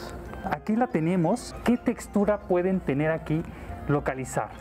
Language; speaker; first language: Spanish; native; Spanish